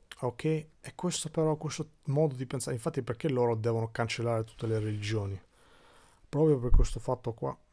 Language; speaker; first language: Italian; early bilingual, other home language; Albanian